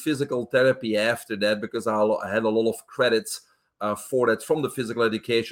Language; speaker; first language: English; non-native, fluent; Dutch